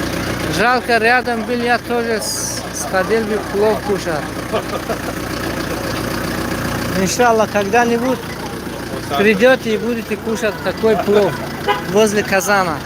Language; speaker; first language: Russian; non-native, learner; Tajik